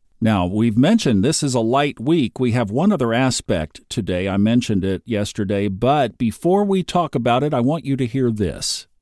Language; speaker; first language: English; native; English